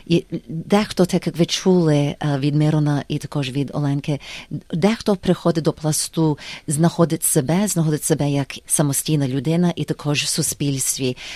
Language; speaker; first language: Ukrainian; early bilingual, heritage; Ukrainian